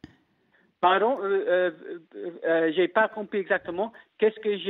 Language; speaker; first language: French; non-native, learner; English